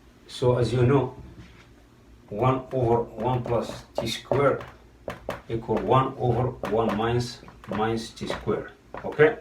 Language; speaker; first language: English; non-native, fluent; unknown